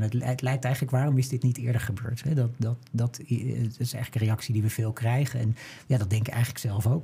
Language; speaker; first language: Dutch; native; Dutch